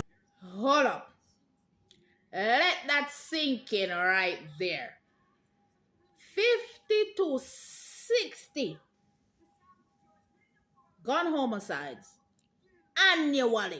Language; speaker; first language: English; non-native, local second language; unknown